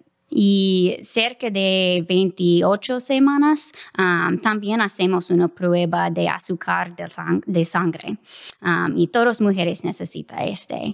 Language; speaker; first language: Spanish; non-native, fluent; English